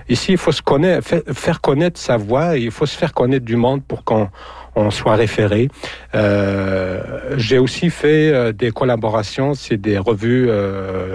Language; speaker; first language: French; non-native, local second language; Arabic